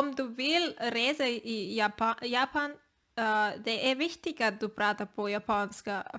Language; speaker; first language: Swedish; non-native, learner; Spanish